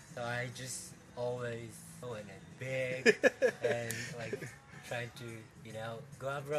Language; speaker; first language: English; non-native, fluent; Japanese